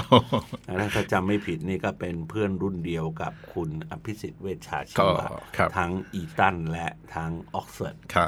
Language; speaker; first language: Thai; native; Thai